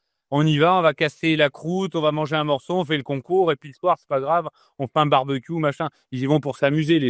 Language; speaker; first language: French; native; French